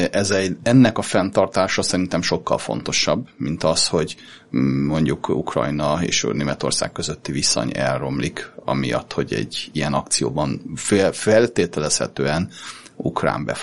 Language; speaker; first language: Hungarian; native; Hungarian